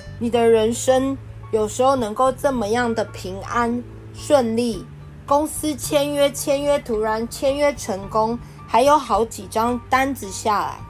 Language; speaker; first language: Chinese; native; Chinese